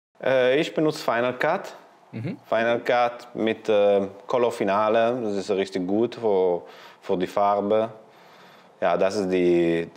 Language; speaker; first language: German; non-native, learner; Italian